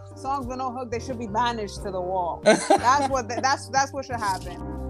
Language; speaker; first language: English; early bilingual, other home language; Spanish